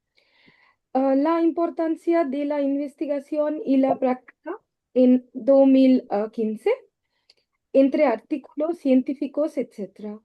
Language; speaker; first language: Spanish; non-native, learner; Bangla